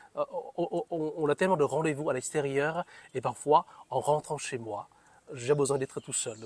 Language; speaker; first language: French; non-native, fluent; Vietnamese